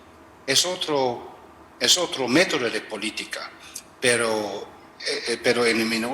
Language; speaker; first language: Spanish; non-native, fluent; German